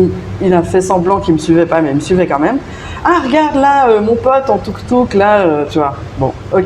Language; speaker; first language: French; native; French